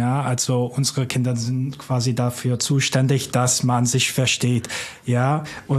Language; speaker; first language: German; non-native, fluent; English